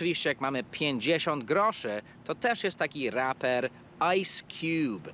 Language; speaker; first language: Polish; non-native, fluent; English